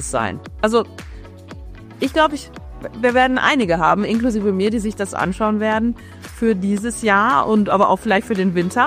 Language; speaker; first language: German; native; German